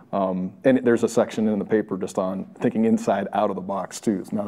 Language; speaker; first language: English; native; English